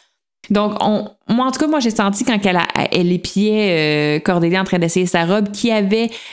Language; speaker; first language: French; native; French